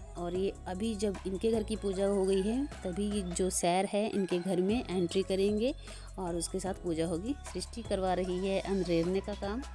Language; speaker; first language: Hindi; native; Hindi